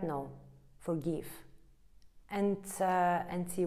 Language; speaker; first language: English; non-native, fluent; Italian